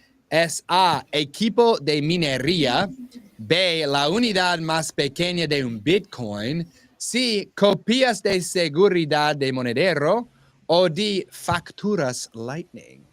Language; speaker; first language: Spanish; non-native, learner; English